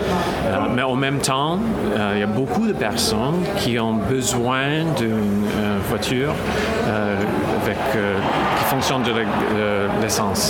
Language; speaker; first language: French; non-native, local second language; English